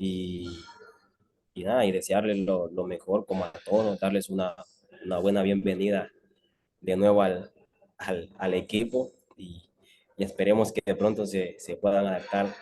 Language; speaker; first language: Spanish; native; Spanish